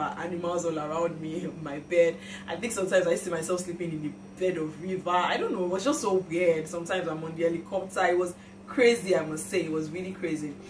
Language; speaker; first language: English; non-native, local second language; Yoruba